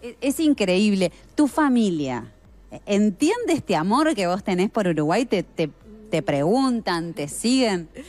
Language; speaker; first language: Spanish; native; Spanish